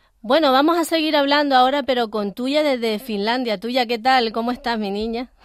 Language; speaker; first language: Spanish; native; Spanish